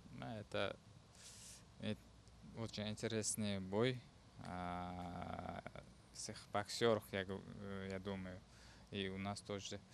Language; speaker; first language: Russian; non-native, learner; Uzbek